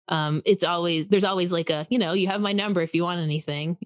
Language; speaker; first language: English; native; English